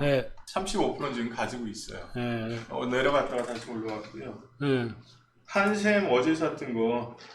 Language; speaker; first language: Korean; native; Korean